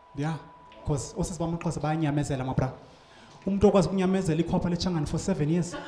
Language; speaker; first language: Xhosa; non-native, local second language; Tsonga